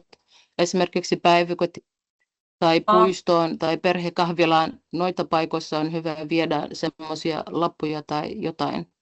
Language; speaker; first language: Finnish; non-native, fluent; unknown